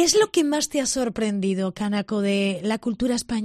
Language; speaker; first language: Spanish; native; Spanish